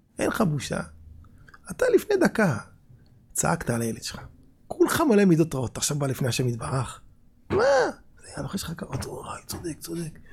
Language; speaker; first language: Hebrew; native; Hebrew